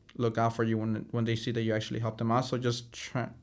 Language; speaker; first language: English; early bilingual, other home language; Spanish